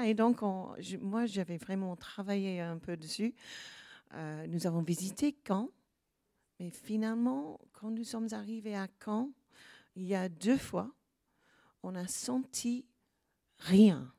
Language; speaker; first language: French; non-native, learner; English